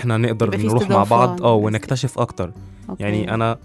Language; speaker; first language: Arabic; native; Arabic